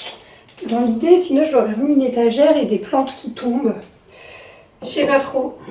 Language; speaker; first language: French; native; French